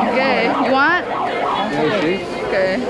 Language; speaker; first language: English; non-native, learner; Indonesian